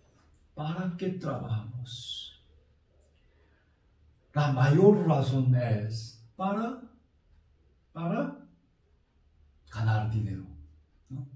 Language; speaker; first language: Spanish; non-native, fluent; Korean